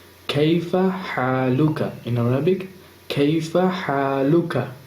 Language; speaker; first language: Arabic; non-native, fluent; Urdu